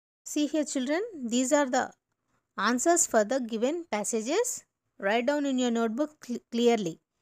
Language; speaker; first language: English; non-native, local second language; Telugu